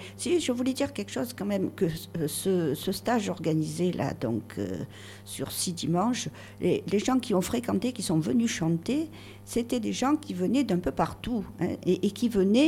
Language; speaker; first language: French; native; French